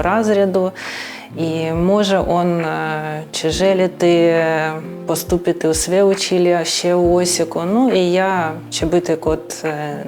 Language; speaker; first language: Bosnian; non-native, learner; Ukrainian